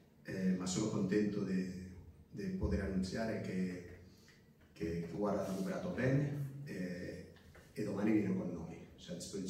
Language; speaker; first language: Italian; non-native, fluent; Spanish